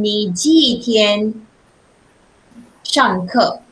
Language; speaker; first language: Chinese; non-native, fluent; Malay